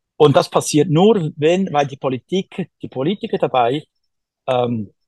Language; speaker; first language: German; native; German